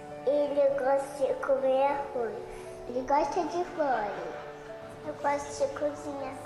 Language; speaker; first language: Portuguese; early bilingual, other home language; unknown